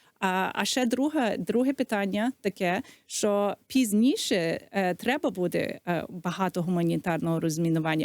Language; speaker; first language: Ukrainian; early bilingual, heritage; Ukrainian